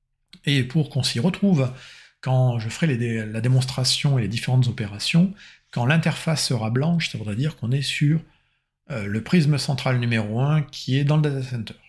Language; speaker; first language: French; native; French